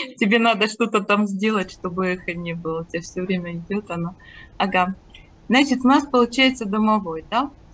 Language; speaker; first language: Russian; native; Russian